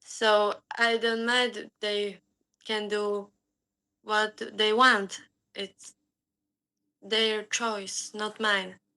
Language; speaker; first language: English; non-native, learner; Slovak